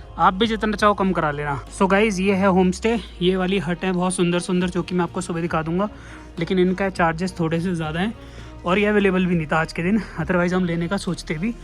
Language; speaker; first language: Hindi; native; Hindi